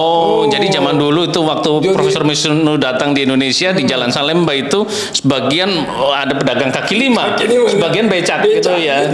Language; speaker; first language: Indonesian; native; Indonesian